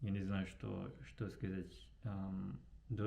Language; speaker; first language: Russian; non-native, fluent; Japanese